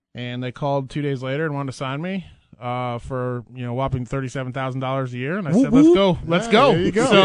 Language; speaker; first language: English; native; English